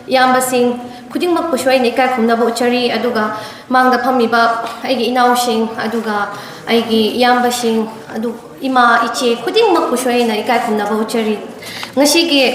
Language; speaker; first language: Manipuri; non-native, local second language; Tangkhul Naga (India)